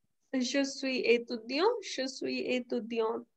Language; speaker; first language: French; non-native, fluent; Hindi